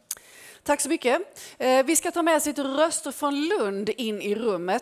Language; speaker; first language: Swedish; native; Swedish